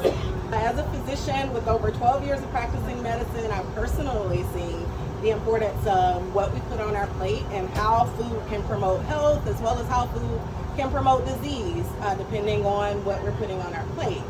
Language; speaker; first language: English; native; English